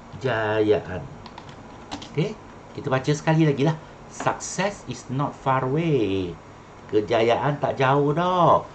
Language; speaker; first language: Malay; non-native, local second language; Chinese